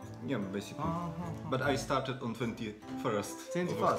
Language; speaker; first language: English; non-native, fluent; Slovak